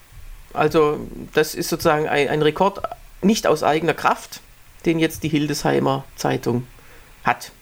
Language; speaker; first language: German; native; German